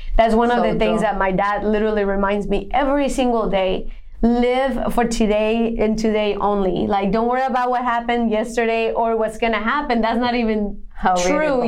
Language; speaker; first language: English; non-native, fluent; Spanish